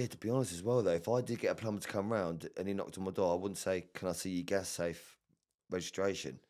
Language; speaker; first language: English; native; English